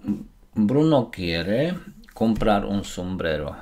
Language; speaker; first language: Spanish; non-native, fluent; Slovak